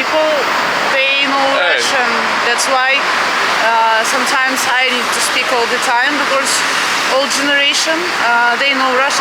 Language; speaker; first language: English; non-native, fluent; Russian